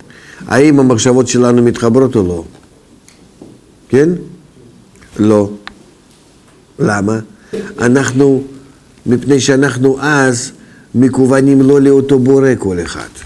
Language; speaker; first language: Hebrew; non-native, fluent; Russian